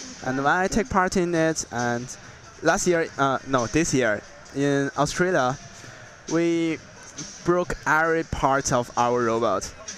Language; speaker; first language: English; non-native, learner; Chinese